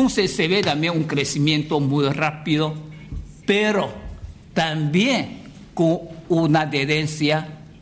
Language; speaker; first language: Spanish; non-native, fluent; Chinese